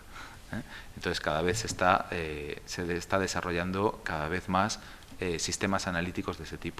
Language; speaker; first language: Spanish; native; Spanish